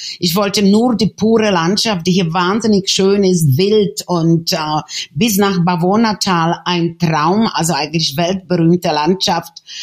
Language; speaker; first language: German; non-native, fluent; Czech